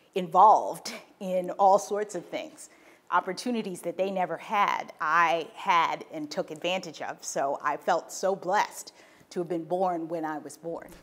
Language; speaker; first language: English; native; English